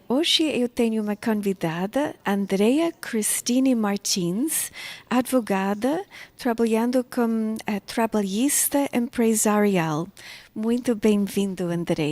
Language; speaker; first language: Portuguese; non-native, learner; English